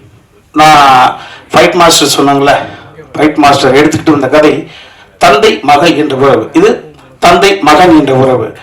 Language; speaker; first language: Tamil; native; Tamil